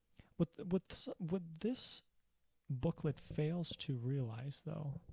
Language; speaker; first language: English; native; English